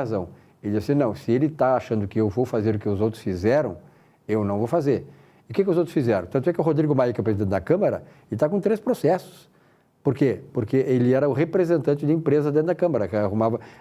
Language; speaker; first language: Portuguese; native; Portuguese